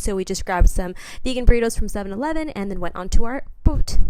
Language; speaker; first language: English; native; English